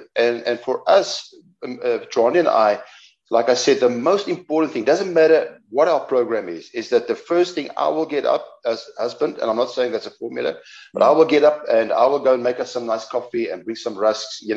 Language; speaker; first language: English; non-native, local second language; Afrikaans